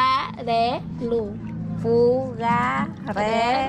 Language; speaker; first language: Portuguese; non-native, learner; Vietnamese